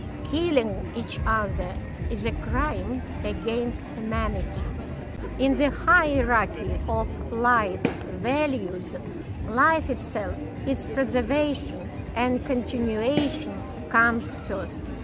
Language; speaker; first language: English; non-native, fluent; Russian